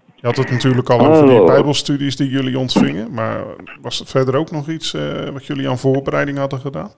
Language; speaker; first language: Dutch; native; Dutch